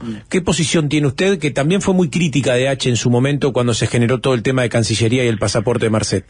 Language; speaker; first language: Spanish; native; Spanish